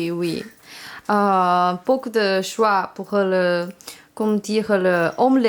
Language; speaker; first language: French; non-native, learner; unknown